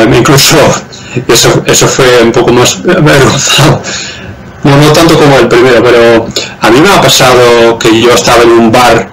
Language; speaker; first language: Spanish; non-native, fluent; Dutch